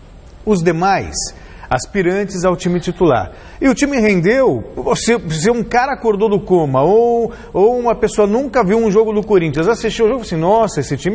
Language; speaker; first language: Portuguese; native; Portuguese